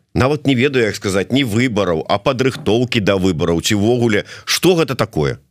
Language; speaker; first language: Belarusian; non-native, local second language; Russian